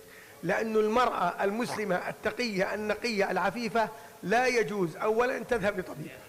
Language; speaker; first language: Arabic; native; Arabic